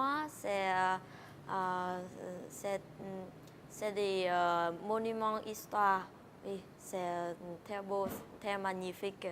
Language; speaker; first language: French; non-native, learner; Vietnamese